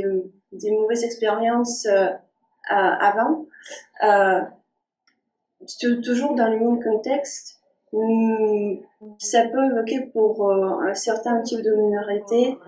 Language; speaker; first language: French; non-native, fluent; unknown